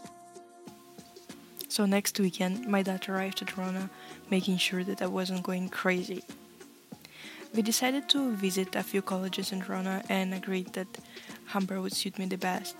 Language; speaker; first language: English; non-native, fluent; Russian